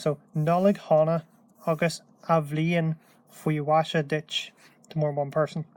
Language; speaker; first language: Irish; non-native, local second language; English